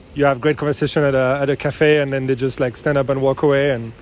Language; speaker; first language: English; non-native, fluent; French